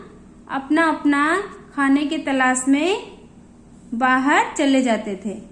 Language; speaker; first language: Hindi; non-native, local second language; Odia